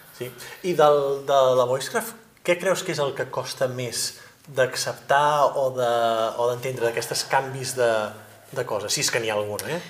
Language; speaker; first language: Catalan; native; Catalan